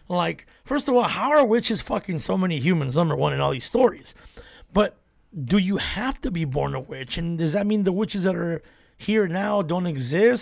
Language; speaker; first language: English; native; English